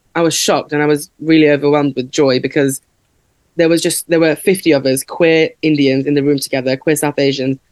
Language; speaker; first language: English; native; English